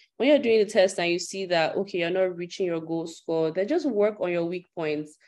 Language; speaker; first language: English; non-native, local second language; Yoruba